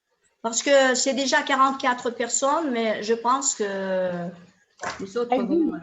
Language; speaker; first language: French; non-native, fluent; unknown